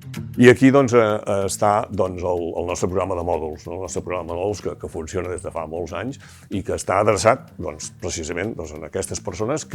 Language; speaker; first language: Catalan; native; Catalan